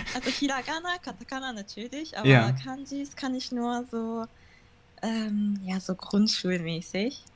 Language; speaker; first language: German; early bilingual, other home language; Japanese